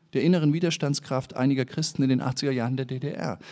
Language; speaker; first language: German; native; German